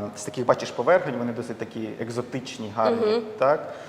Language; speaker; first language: Ukrainian; native; Ukrainian